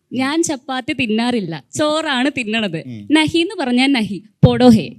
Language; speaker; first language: Malayalam; non-native, learner; Telugu